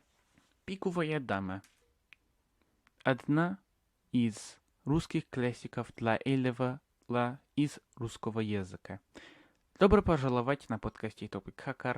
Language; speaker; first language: Russian; non-native, learner; English